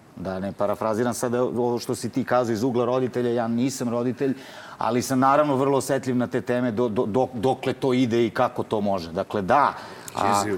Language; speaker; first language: Serbian; native; Serbian